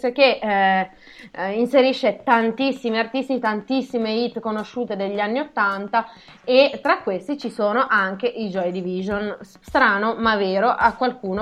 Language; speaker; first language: Italian; native; Italian